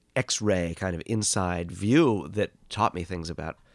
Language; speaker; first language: English; native; English